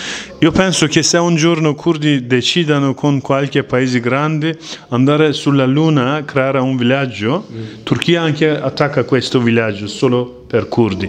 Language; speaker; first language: Italian; non-native, learner; Kurdish